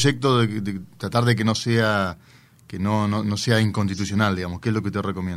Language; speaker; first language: Spanish; native; Spanish